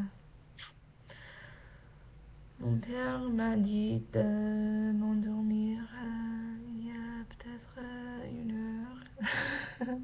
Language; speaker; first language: French; non-native, learner; English